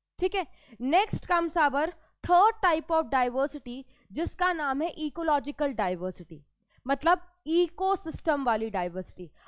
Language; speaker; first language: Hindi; native; Hindi